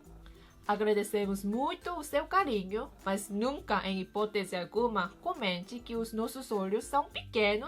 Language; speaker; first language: Portuguese; non-native, fluent; Korean